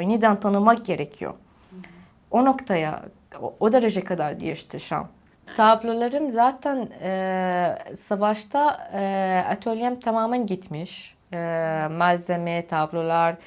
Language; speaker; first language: Turkish; non-native, fluent; Arabic